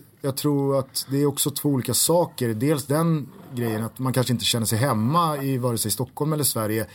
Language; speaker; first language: Swedish; native; Swedish